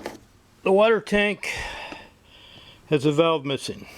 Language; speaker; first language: English; native; English